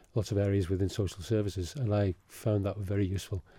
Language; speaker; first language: English; early bilingual, other home language; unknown